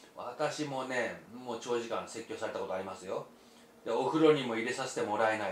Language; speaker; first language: Japanese; native; Japanese